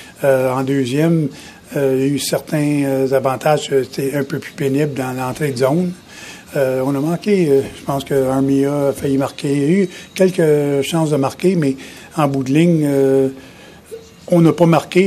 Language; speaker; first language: French; native; French